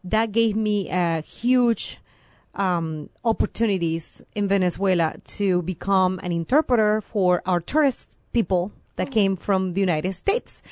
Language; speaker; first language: English; non-native, fluent; Spanish